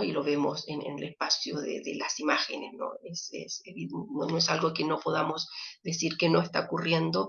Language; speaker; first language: Spanish; native; Spanish